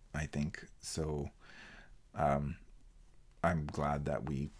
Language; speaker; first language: English; non-native, fluent; Spanish